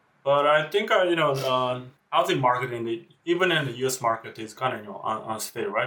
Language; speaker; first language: English; non-native, fluent; Japanese